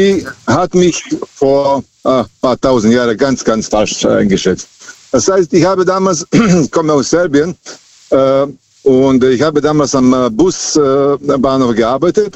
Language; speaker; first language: German; native; German